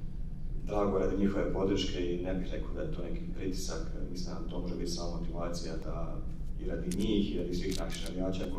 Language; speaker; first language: Croatian; native; Croatian